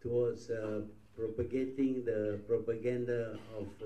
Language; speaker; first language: English; non-native, local second language; Malay